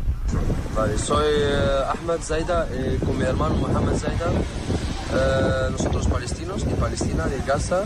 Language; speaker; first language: Spanish; non-native, learner; Arabic